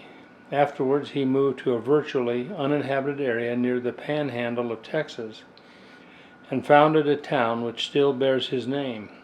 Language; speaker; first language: English; native; English